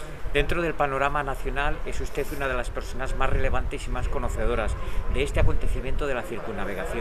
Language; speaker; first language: Spanish; native; Spanish